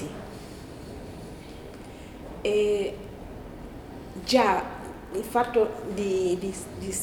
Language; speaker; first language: Italian; non-native, learner; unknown